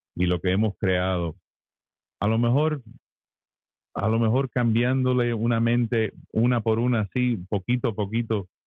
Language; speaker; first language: Spanish; early bilingual, heritage; Spanish